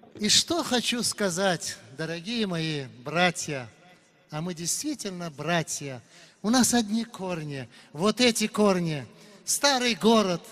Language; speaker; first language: Russian; non-native, local second language; Uzbek